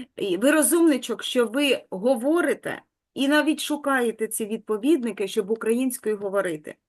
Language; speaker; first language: Ukrainian; native; Ukrainian